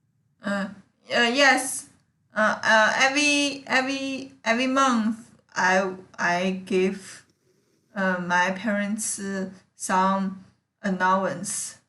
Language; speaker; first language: English; non-native, learner; Chinese